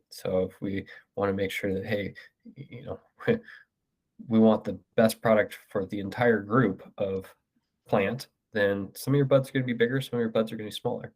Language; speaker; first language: English; native; English